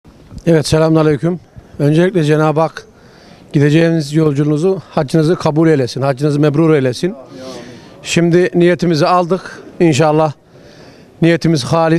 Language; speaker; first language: Turkish; native; Turkish